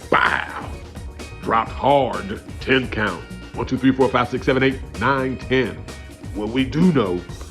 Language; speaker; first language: English; native; English